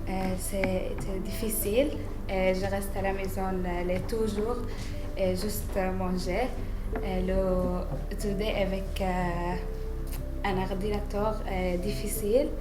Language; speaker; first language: French; non-native, learner; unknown